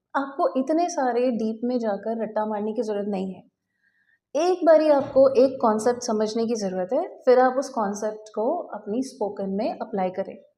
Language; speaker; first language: Hindi; native; Hindi